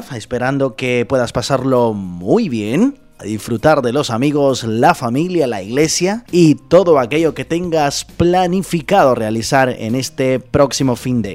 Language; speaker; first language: Spanish; native; Spanish